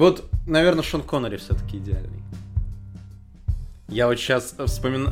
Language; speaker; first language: Russian; native; Russian